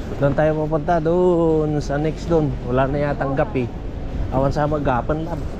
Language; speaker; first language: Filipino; non-native, local second language; Iloko